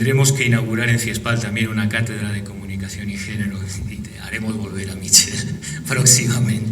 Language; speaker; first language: Spanish; native; Spanish